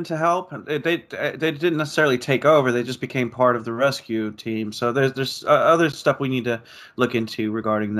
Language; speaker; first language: English; native; English